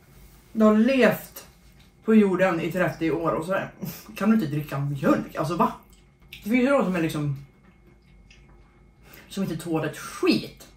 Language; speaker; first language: Swedish; native; Swedish